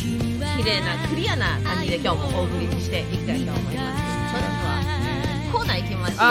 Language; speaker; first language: Japanese; native; Japanese